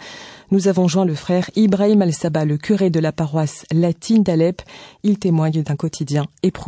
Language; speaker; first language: French; native; French